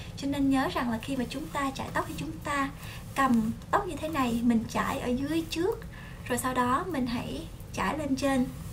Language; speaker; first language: Vietnamese; early bilingual, other home language; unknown